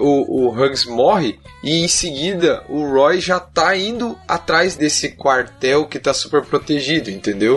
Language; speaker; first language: Portuguese; native; Portuguese